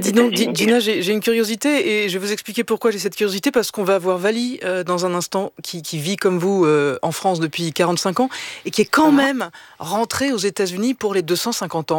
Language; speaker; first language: French; native; French